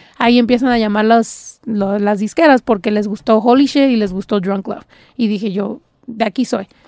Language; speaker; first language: Spanish; early bilingual, heritage; Spanish